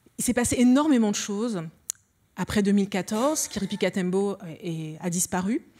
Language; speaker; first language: French; early bilingual, other home language; Lingala